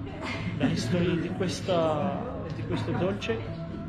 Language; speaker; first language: Italian; non-native, fluent; Albanian